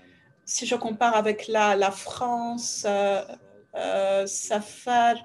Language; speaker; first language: French; non-native, fluent; Ukrainian